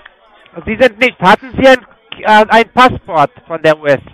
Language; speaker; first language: German; non-native, fluent; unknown